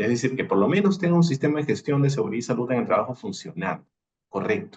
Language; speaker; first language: Spanish; native; Spanish